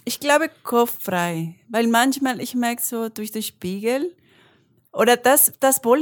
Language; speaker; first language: German; non-native, learner; Spanish